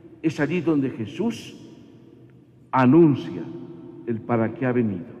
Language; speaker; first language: Spanish; native; Spanish